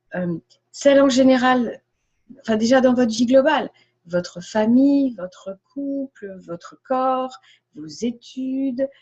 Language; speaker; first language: French; native; French